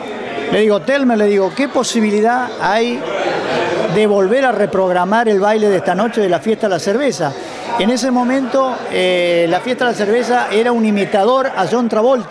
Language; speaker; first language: Spanish; native; Spanish